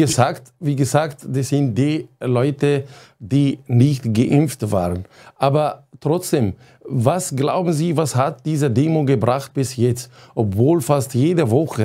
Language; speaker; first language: German; non-native, fluent; Arabic